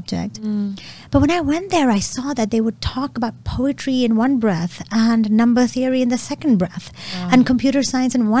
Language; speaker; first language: English; non-native, local second language; Urdu